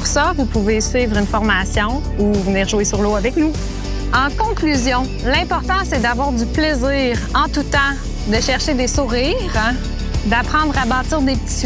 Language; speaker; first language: French; native; French